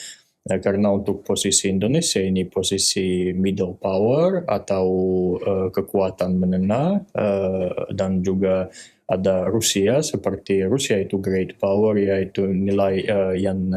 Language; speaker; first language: Indonesian; non-native, fluent; Russian